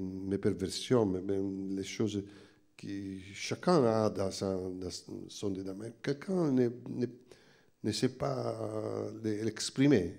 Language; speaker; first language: French; non-native, fluent; Italian